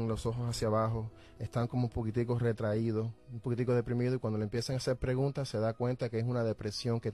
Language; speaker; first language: Spanish; native; Spanish